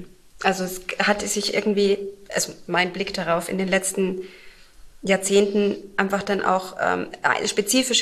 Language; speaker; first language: German; native; German